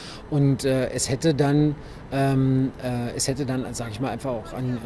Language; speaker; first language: German; native; German